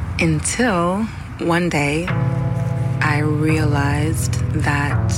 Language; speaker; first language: English; native; English